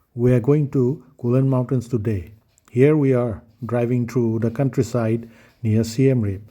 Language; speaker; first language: English; non-native, local second language; Assamese